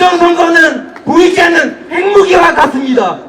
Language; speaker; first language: Korean; native; Korean